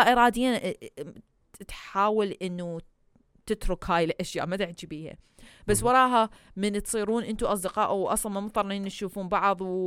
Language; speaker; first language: Arabic; early bilingual, heritage; Arabic